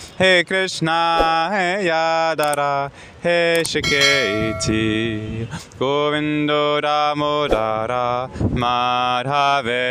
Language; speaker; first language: Hindi; non-native, learner; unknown